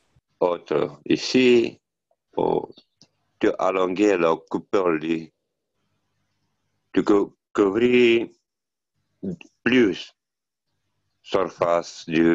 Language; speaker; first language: French; non-native, learner; Italian